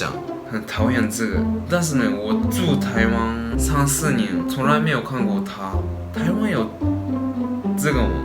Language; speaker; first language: Chinese; non-native, fluent; Japanese